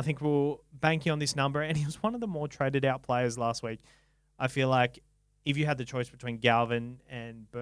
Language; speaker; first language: English; native; English